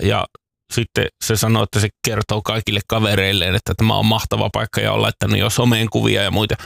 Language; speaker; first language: Finnish; native; Finnish